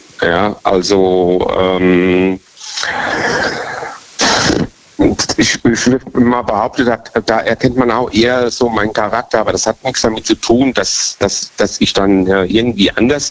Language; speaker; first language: German; native; German